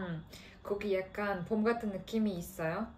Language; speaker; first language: Korean; non-native, fluent; Kazakh